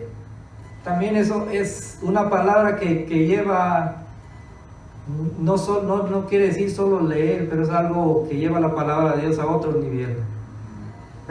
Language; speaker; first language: Spanish; early bilingual, other home language; English